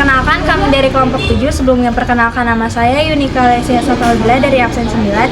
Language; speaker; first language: Indonesian; native; Indonesian